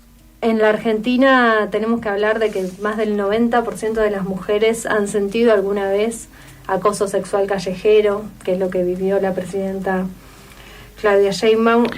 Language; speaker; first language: Spanish; native; Spanish